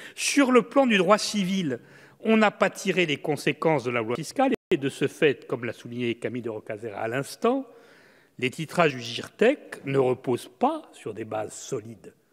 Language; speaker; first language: French; native; French